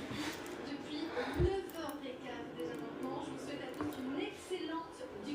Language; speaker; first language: French; native; French